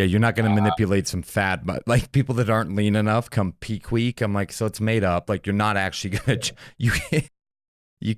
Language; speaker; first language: English; native; English